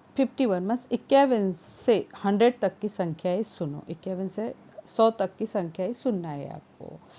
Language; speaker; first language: Hindi; non-native, local second language; Marathi